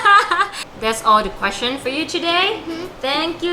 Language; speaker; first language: English; non-native, fluent; Japanese